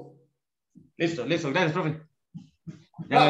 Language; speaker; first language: Spanish; native; Spanish